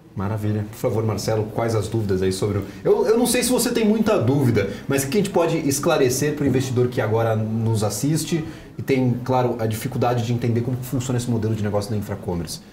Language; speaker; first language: Portuguese; native; Portuguese